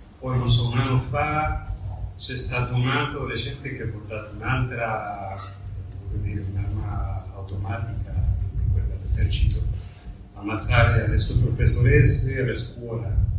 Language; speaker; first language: Italian; non-native, fluent; Spanish